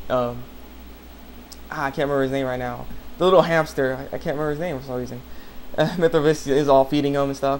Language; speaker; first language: English; native; English